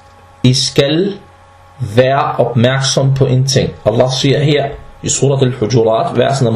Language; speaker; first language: Danish; early bilingual, other home language; Arabic